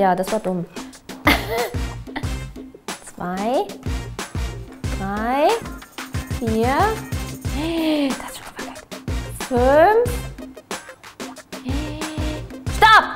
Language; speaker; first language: German; native; German